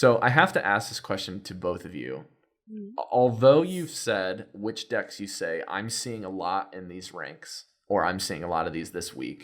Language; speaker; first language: English; native; English